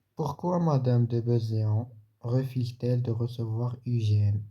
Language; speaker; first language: French; non-native, local second language; Arabic